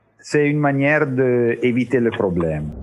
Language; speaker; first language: French; non-native, learner; Italian